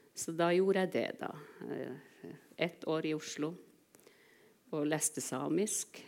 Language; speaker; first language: Norwegian; non-native, local second language; Northern Sami